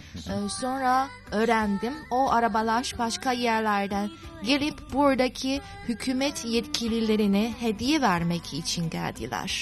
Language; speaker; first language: Turkish; non-native, fluent; Chinese